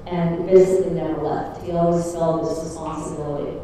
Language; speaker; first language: English; early bilingual, other home language; Czech